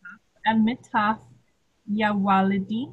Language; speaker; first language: Arabic; non-native, learner; English